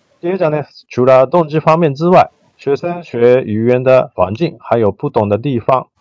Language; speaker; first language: Chinese; non-native, fluent; Japanese